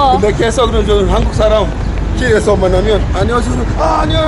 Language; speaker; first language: Korean; non-native, learner; Spanish